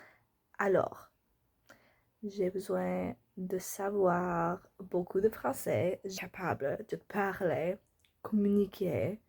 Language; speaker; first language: French; non-native, learner; English